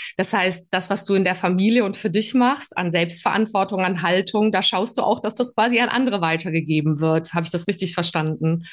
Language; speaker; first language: German; native; German